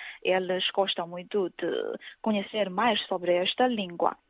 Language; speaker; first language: Portuguese; non-native, fluent; Chinese